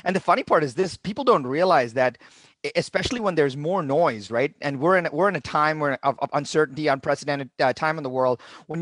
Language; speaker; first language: English; non-native, local second language; Tamil